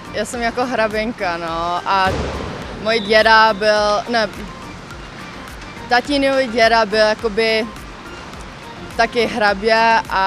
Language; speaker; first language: Czech; non-native, local second language; English